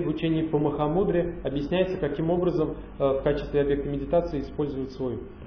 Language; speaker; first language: Russian; native; Russian